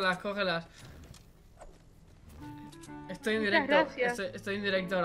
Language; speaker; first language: Spanish; native; Spanish